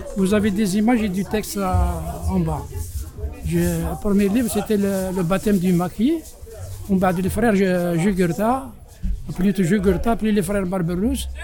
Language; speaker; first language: French; non-native, local second language; Arabic